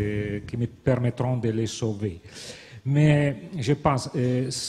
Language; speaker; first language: French; non-native, learner; Italian